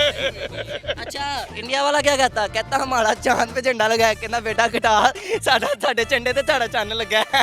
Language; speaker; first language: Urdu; non-native, local second language; Punjabi